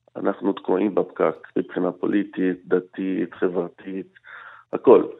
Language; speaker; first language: Hebrew; non-native, local second language; Arabic